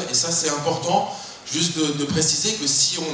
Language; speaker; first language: French; native; French